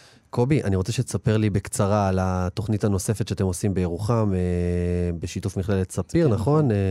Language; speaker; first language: Hebrew; native; Hebrew